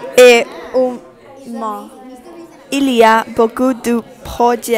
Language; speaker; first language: French; non-native, learner; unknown